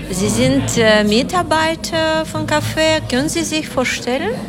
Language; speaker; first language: German; non-native, learner; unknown